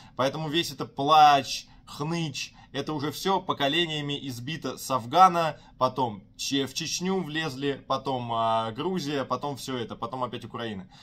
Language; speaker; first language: Russian; native; Russian